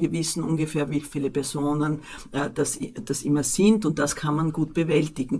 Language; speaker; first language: German; native; German